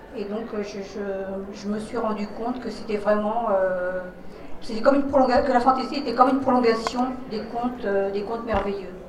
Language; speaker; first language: French; non-native, fluent; Portuguese